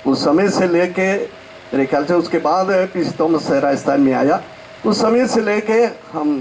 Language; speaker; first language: Hindi; non-native, local second language; Malayalam